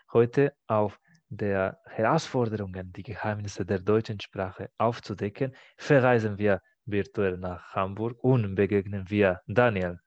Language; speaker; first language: German; non-native, fluent; Spanish